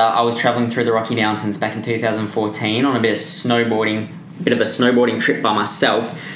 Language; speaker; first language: English; native; English